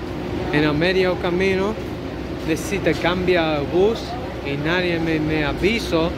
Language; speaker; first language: Spanish; non-native, learner; English